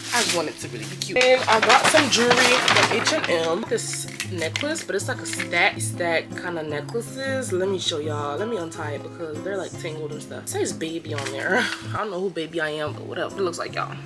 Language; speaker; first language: English; native; English